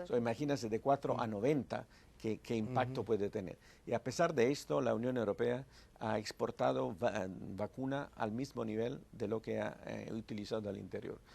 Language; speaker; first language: Spanish; non-native, fluent; Italian